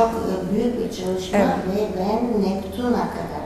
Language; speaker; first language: Turkish; non-native, fluent; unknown